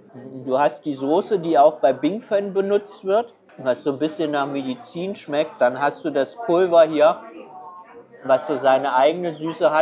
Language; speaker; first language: German; non-native, fluent; Chinese